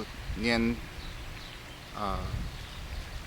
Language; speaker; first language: Chinese; non-native, learner; English